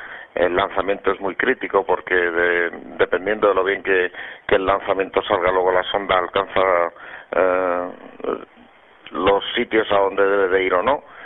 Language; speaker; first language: Spanish; native; Spanish